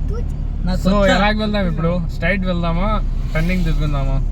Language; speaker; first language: Telugu; non-native, local second language; Urdu